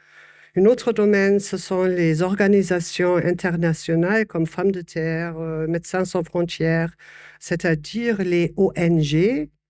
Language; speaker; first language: French; non-native, fluent; German